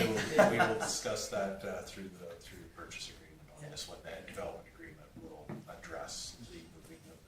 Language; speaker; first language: English; native; English